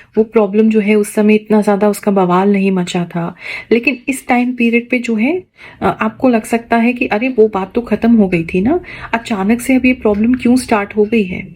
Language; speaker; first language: Hindi; native; Hindi